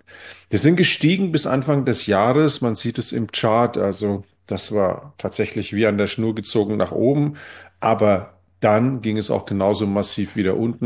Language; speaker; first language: German; native; German